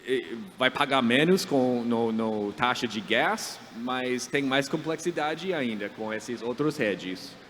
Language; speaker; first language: Portuguese; non-native, fluent; English